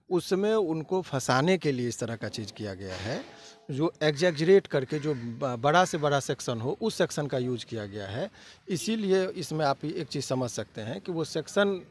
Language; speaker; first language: Hindi; native; Hindi